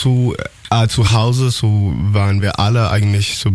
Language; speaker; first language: German; non-native, learner; English